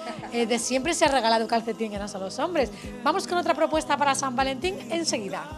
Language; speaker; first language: Spanish; native; Spanish